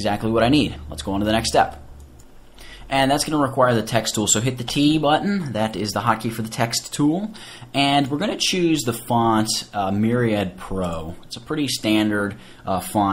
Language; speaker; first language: English; native; English